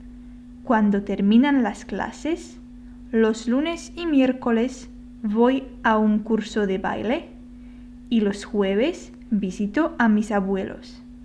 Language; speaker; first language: Spanish; non-native, fluent; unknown